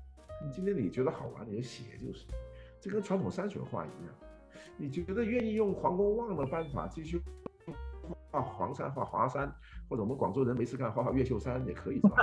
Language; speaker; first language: Chinese; non-native, local second language; Cantonese